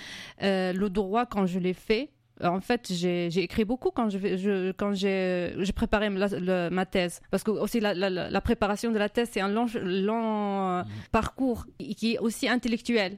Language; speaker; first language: French; non-native, fluent; Arabic